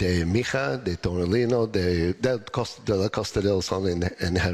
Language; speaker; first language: Spanish; non-native, learner; English